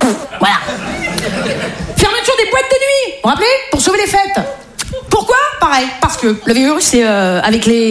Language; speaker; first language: French; native; French